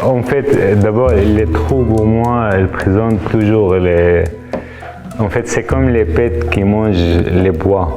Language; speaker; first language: French; non-native, fluent; Arabic